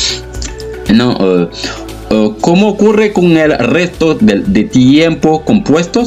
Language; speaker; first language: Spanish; non-native, fluent; French